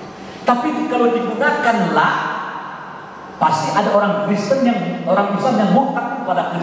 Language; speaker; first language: Indonesian; native; Indonesian